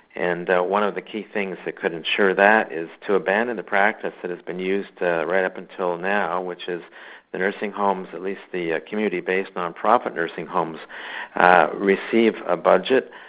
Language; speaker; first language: English; native; English